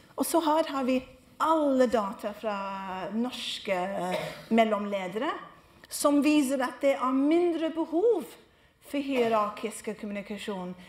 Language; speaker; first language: Norwegian; non-native, fluent; English